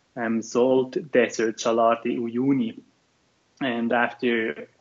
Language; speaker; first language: English; non-native, fluent; German